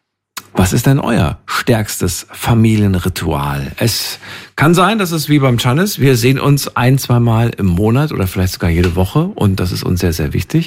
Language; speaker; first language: German; native; German